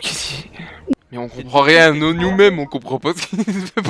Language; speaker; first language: French; native; French